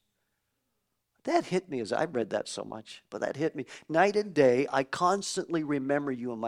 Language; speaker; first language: English; native; English